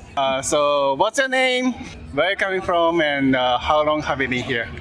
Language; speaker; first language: English; non-native, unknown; Japanese